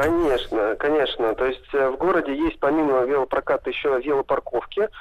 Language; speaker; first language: Russian; native; Russian